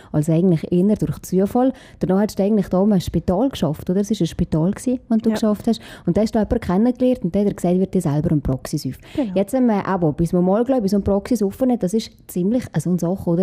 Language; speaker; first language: German; native; German